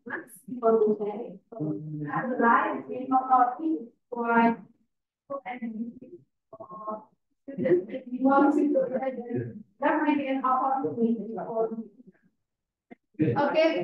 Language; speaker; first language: English; non-native, fluent; Indonesian